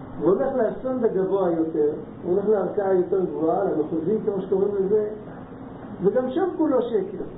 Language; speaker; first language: Hebrew; non-native, fluent; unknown